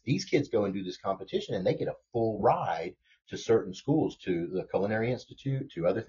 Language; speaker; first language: English; native; English